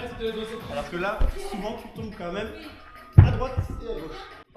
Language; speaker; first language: French; native; French